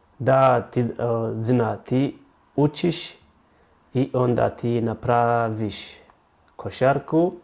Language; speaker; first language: Bosnian; non-native, learner; Rundi